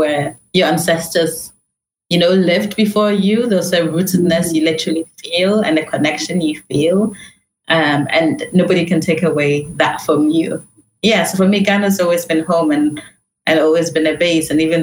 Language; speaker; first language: English; non-native, local second language; Akan